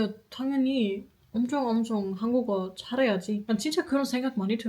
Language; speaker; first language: Korean; non-native, fluent; German